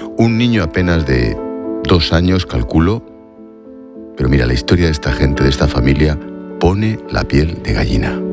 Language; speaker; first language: Spanish; native; Spanish